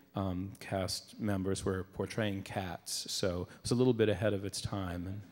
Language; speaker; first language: English; native; English